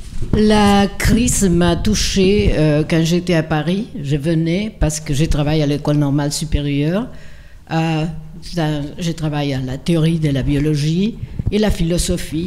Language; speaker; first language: French; non-native, fluent; Spanish